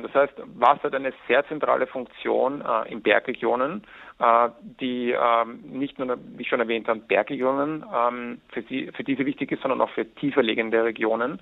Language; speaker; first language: German; native; German